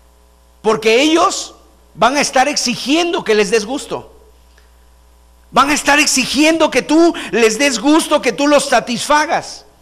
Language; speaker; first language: Spanish; native; Spanish